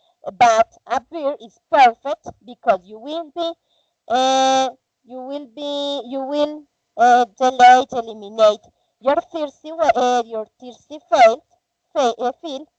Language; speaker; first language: English; non-native, learner; Spanish